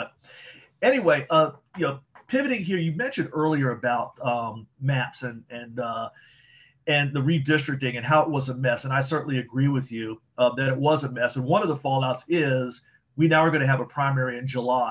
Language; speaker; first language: English; native; English